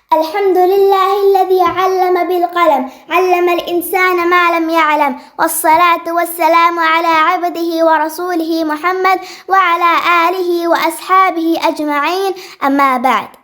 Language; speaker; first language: Arabic; non-native, learner; Malayalam